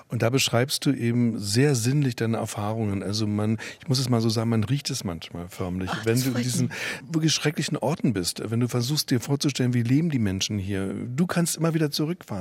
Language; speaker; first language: German; native; German